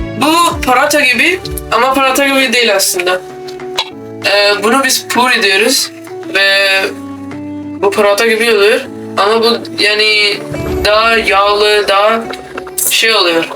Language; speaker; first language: Turkish; non-native, fluent; Urdu